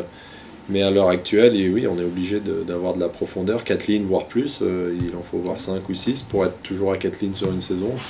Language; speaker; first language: French; native; French